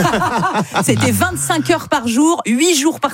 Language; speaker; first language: French; native; French